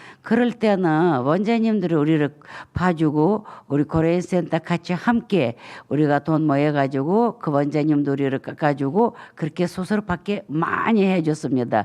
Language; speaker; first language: Korean; non-native, fluent; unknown